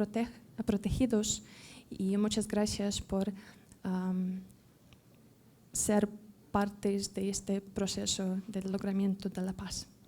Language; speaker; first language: Spanish; non-native, fluent; Ukrainian